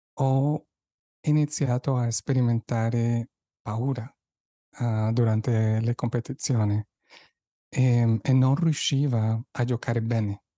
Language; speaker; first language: Italian; non-native, fluent; Spanish